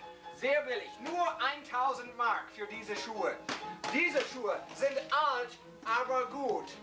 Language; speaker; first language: German; non-native, learner; English